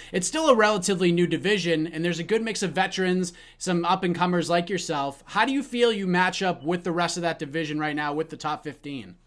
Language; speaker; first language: English; native; English